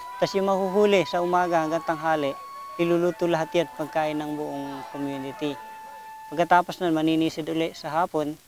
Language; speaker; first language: Filipino; non-native, local second language; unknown